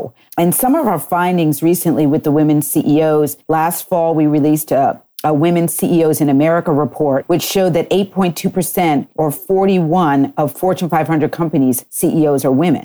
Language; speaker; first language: English; native; English